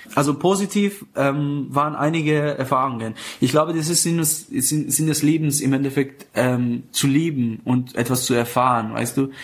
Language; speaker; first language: German; non-native, fluent; Persian